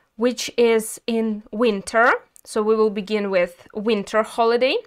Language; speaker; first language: English; non-native, fluent; Ukrainian